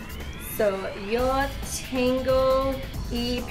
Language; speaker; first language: Spanish; non-native, learner; English